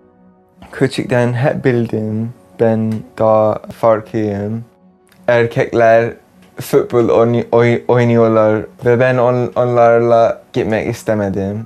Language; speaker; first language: Turkish; early bilingual, heritage; English